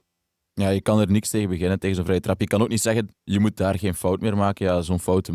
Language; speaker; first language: Dutch; native; Dutch